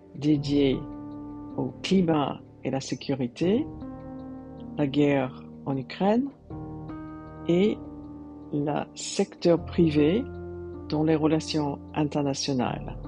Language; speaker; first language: French; native; French